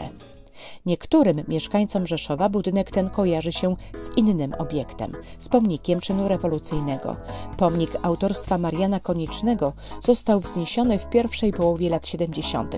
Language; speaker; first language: Polish; native; Polish